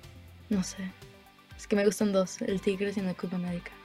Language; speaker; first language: Spanish; early bilingual, heritage; Spanish